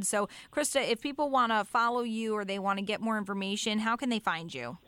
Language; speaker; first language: English; native; English